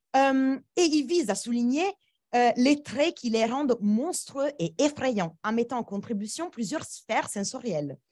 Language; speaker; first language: French; non-native, fluent; Italian